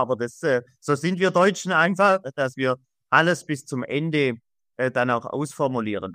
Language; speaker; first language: German; native; German